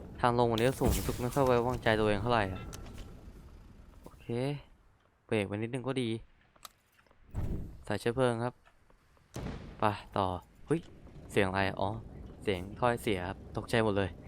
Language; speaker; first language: Thai; native; Thai